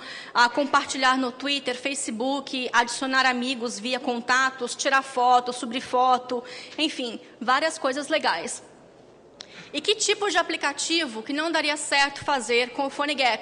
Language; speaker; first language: Portuguese; native; Portuguese